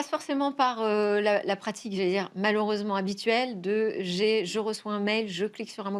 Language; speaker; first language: French; native; French